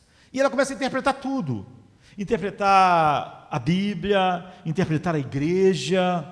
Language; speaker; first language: Portuguese; native; Portuguese